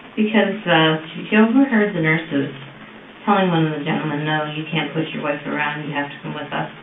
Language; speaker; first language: English; native; English